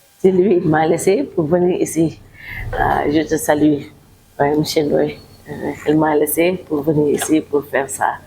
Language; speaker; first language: French; non-native, local second language; Wolof